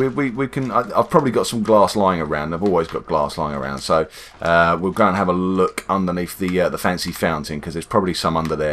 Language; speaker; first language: English; native; English